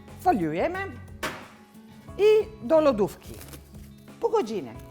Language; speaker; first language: Polish; non-native, learner; Italian